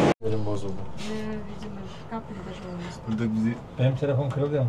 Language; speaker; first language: Turkish; native; Turkish